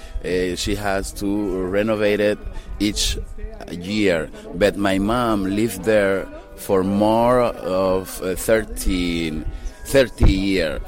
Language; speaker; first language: English; non-native, learner; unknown